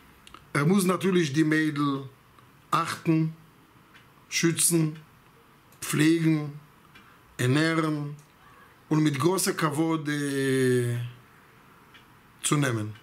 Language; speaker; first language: German; non-native, fluent; Hebrew